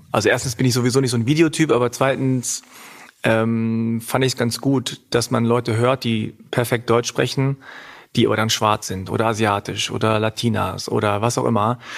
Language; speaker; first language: German; native; German